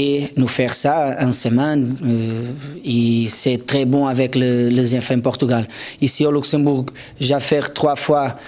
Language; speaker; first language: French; non-native, learner; Portuguese